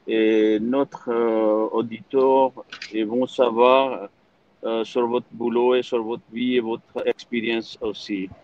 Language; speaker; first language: French; non-native, learner; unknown